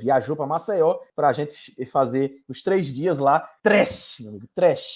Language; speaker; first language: Portuguese; native; Portuguese